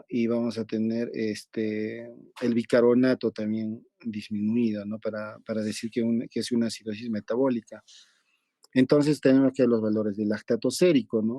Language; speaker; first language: Spanish; native; Spanish